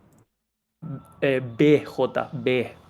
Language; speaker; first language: Spanish; non-native, fluent; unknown